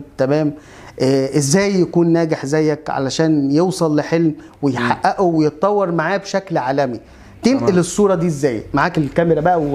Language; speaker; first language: Arabic; native; Arabic